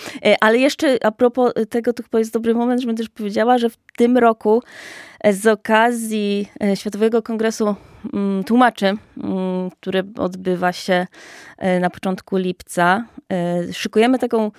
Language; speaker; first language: Polish; native; Polish